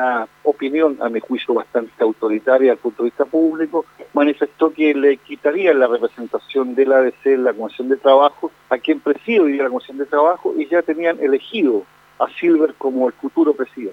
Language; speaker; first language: Spanish; native; Spanish